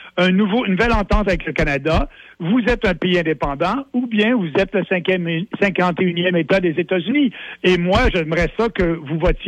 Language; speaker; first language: French; native; French